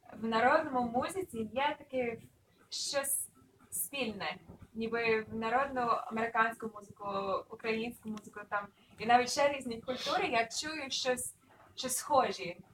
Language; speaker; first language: Ukrainian; early bilingual, other home language; English